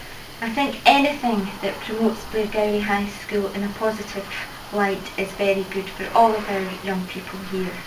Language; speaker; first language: English; native; English